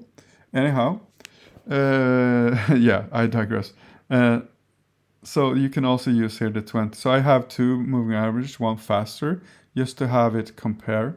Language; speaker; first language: English; non-native, fluent; Swedish